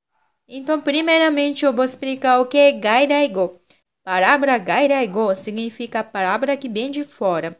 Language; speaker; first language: Portuguese; non-native, local second language; Japanese